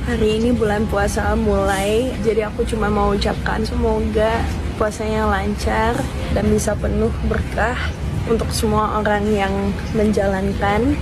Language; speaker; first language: Indonesian; non-native, fluent; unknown